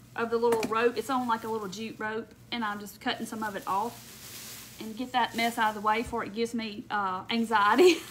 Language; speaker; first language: English; native; English